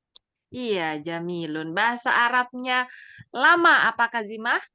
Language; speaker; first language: Indonesian; native; Indonesian